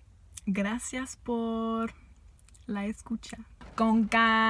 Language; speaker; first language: Spanish; non-native, fluent; French